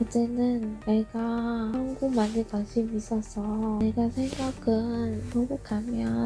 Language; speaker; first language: Korean; non-native, learner; Vietnamese